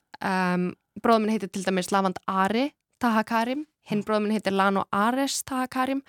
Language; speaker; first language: Icelandic; early bilingual, other home language; Kurdish